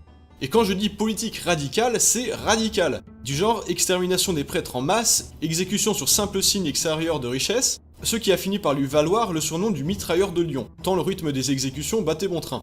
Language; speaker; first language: French; native; French